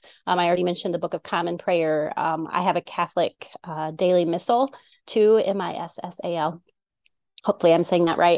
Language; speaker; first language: English; native; English